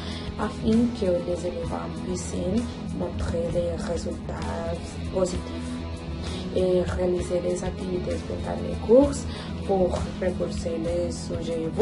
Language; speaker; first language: French; non-native, learner; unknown